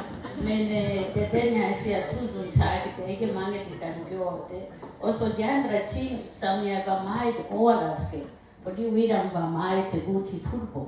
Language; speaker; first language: Danish; non-native, learner; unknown